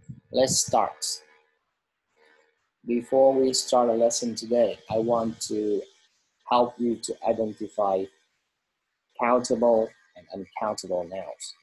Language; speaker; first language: English; non-native, fluent; Vietnamese